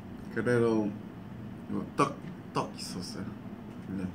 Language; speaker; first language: Korean; non-native, fluent; English